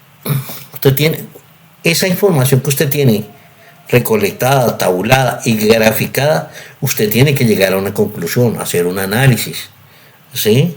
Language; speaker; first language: Spanish; native; Spanish